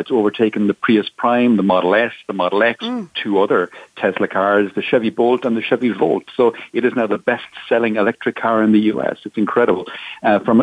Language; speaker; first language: English; native; English